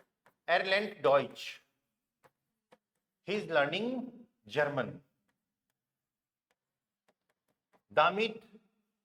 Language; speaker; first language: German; non-native, fluent; Hindi